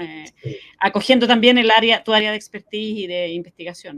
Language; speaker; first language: Spanish; native; Spanish